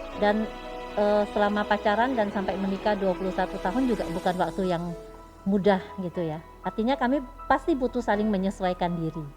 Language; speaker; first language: Indonesian; non-native, local second language; Hakka Chinese